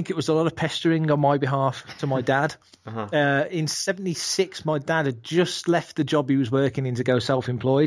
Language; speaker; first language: English; native; English